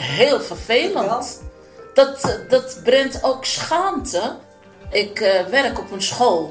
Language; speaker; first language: Dutch; non-native, learner; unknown